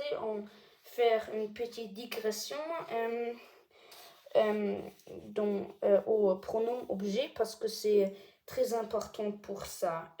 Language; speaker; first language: French; non-native, learner; German